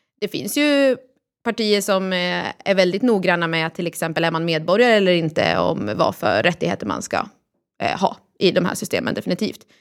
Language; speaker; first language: Swedish; native; Swedish